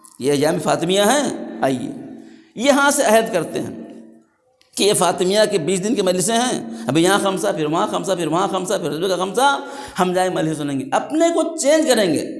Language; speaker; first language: Urdu; native; Urdu